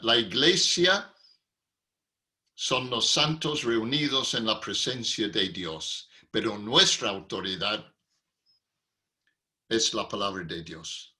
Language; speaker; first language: Spanish; non-native, fluent; English